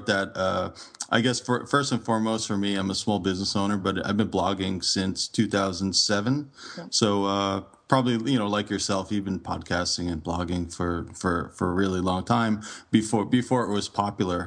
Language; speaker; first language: English; native; English